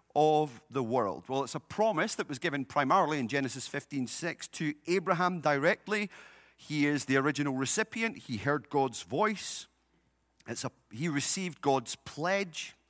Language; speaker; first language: English; native; English